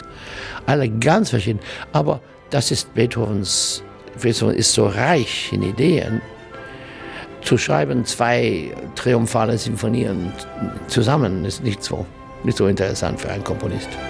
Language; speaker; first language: German; non-native, learner; English